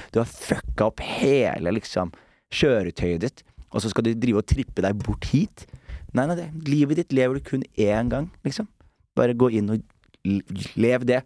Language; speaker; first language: Norwegian; native; Norwegian